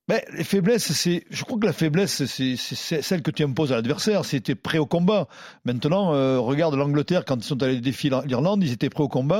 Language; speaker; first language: French; native; French